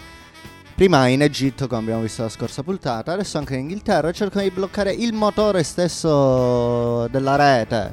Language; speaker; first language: Italian; native; Italian